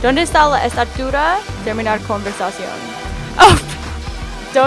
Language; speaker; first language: Spanish; non-native, learner; English